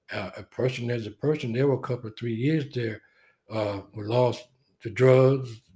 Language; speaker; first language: English; native; English